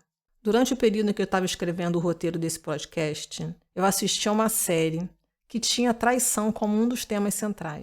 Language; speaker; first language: Portuguese; native; Portuguese